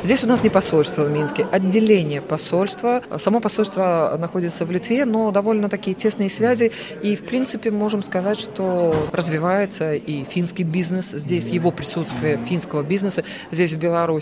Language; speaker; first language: Russian; native; Russian